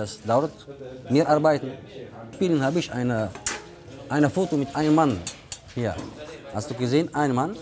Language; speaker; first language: German; non-native, learner; Arabic